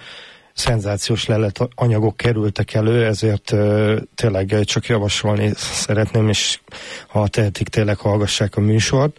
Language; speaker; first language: Hungarian; native; Hungarian